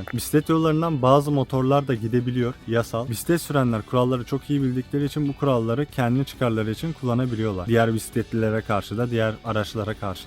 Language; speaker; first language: Turkish; native; Turkish